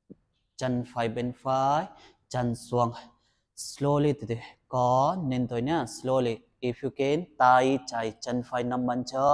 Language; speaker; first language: Vietnamese; non-native, learner; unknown